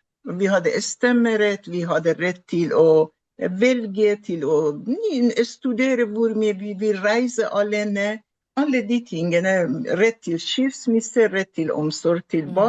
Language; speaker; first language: Norwegian; non-native, fluent; Persian